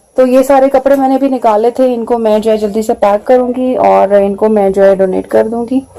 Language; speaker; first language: Urdu; native; Urdu